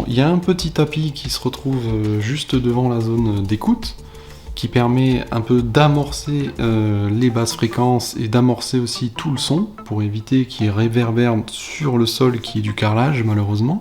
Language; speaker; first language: French; native; French